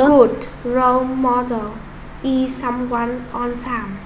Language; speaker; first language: English; non-native, learner; Vietnamese